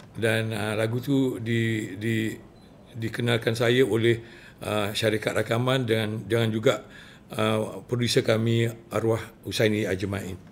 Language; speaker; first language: Malay; native; Malay